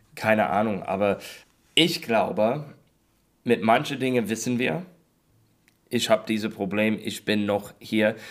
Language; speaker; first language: German; non-native, learner; English